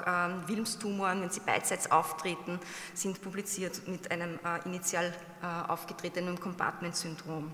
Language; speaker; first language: German; native; German